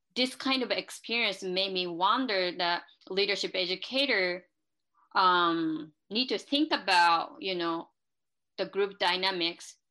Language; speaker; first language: English; non-native, fluent; Japanese